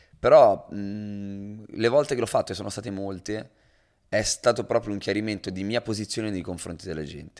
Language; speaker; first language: Italian; native; Italian